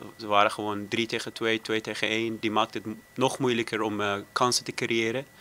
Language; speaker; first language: Dutch; non-native, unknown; Persian